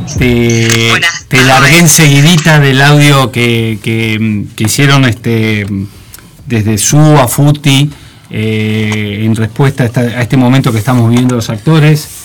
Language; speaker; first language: Spanish; native; Spanish